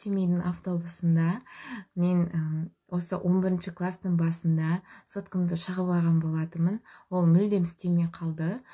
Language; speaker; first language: Kazakh; non-native, local second language; Russian